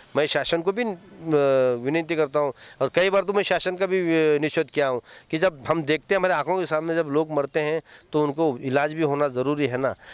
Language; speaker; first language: Hindi; non-native, local second language; Urdu